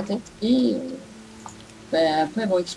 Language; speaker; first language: French; native; French